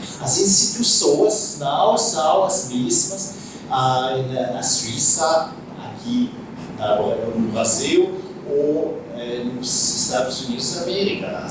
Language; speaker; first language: Portuguese; non-native, learner; French